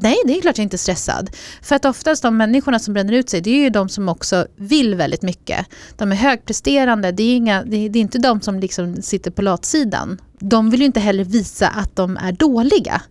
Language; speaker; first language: Swedish; native; Swedish